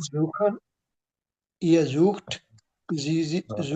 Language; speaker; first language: German; non-native, learner; Hindi